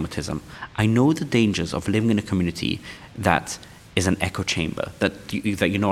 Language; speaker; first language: English; non-native, local second language; Yiddish